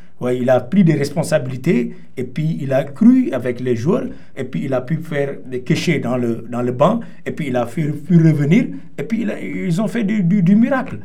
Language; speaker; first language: French; non-native, local second language; Wolof